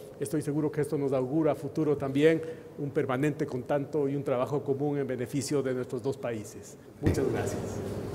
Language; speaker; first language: Spanish; native; Spanish